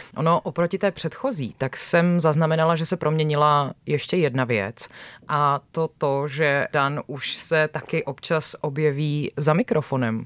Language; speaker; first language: Czech; native; Czech